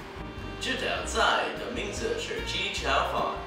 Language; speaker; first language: Chinese; non-native, learner; English